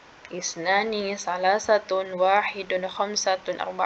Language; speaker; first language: Arabic; non-native, fluent; Indonesian